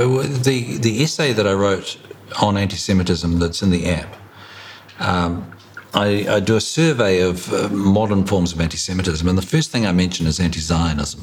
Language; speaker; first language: English; native; English